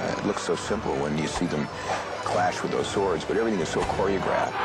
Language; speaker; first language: English; native; English